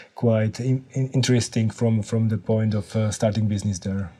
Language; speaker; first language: English; non-native, fluent; Slovak